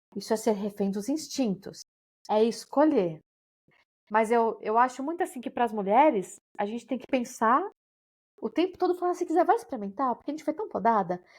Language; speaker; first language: Portuguese; native; Portuguese